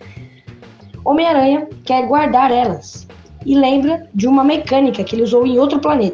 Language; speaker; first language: Portuguese; native; Portuguese